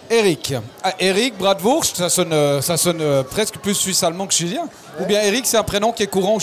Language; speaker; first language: French; native; French